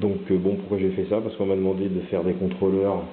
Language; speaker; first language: French; native; French